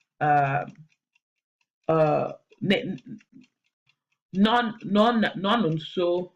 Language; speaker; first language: Igbo; non-native, learner; English